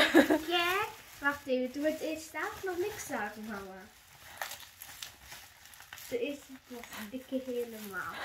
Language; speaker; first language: Dutch; non-native, learner; German